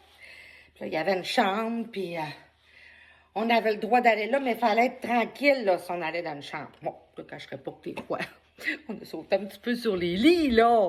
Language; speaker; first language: French; native; French